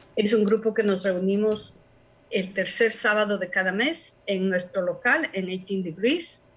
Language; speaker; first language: Spanish; native; Spanish